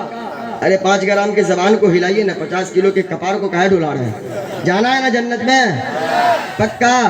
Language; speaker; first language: Hindi; native; Hindi